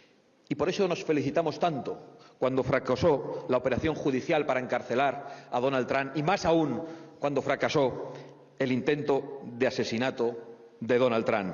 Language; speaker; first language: Spanish; native; Spanish